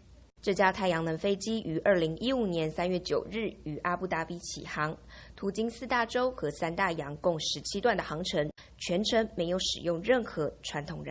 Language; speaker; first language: Chinese; native; Chinese